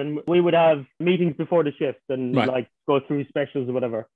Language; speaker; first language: English; native; English